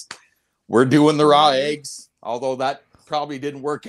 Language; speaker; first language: English; native; English